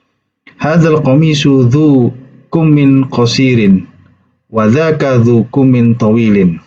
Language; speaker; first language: Arabic; non-native, fluent; Indonesian